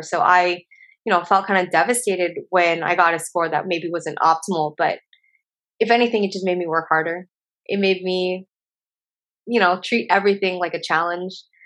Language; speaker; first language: English; native; English